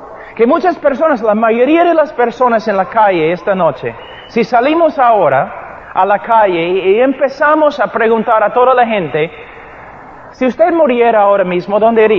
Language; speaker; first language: Spanish; non-native, fluent; English